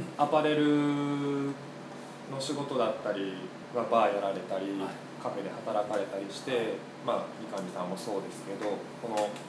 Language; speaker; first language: Japanese; native; Japanese